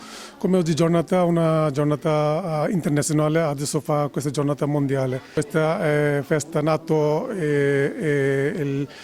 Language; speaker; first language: Italian; non-native, learner; Bangla